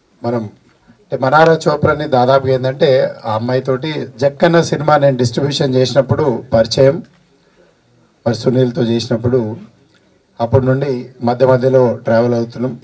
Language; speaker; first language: Telugu; native; Telugu